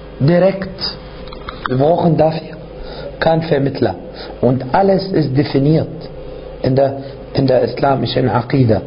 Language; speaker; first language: German; non-native, fluent; Arabic